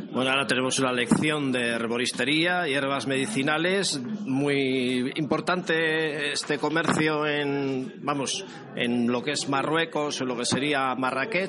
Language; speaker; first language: Spanish; native; Spanish